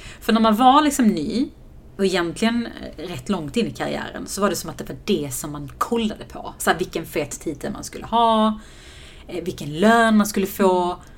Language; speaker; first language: Swedish; native; Swedish